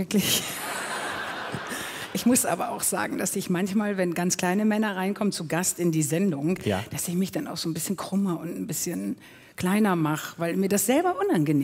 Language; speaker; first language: German; native; German